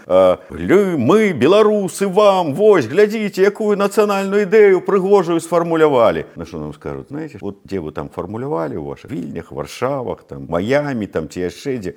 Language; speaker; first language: Belarusian; native; Belarusian